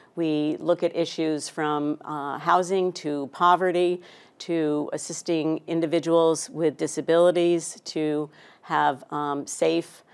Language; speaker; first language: English; native; English